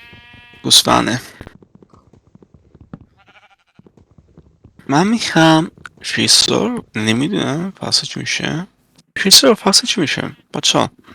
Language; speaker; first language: Persian; non-native, learner; Italian